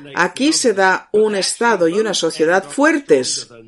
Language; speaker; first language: Spanish; non-native, fluent; English